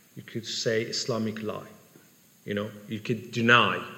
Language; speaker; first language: English; non-native, fluent; Persian